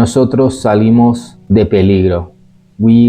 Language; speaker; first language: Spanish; non-native, fluent; English